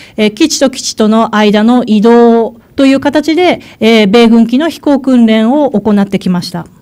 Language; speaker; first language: Japanese; native; Japanese